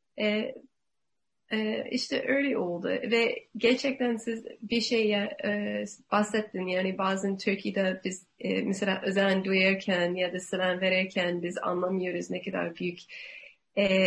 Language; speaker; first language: Turkish; non-native, learner; English